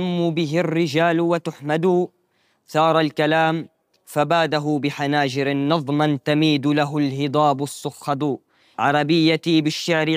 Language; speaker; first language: Arabic; native; Arabic